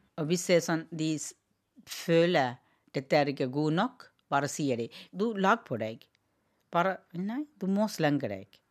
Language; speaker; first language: Norwegian; non-native, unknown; Tamil